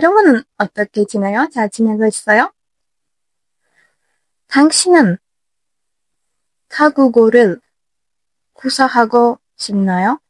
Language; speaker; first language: Korean; non-native, learner; Turkish